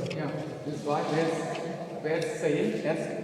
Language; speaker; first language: German; non-native, learner; Malayalam